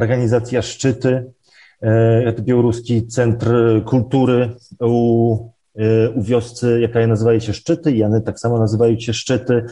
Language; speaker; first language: Belarusian; early bilingual, heritage; Belarusian